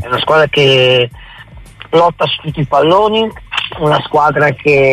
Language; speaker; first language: Italian; native; Italian